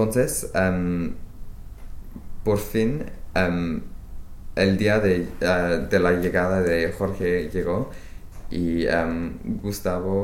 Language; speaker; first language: Spanish; non-native, fluent; English